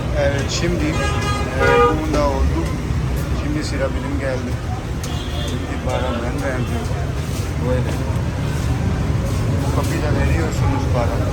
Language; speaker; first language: Turkish; non-native, learner; Urdu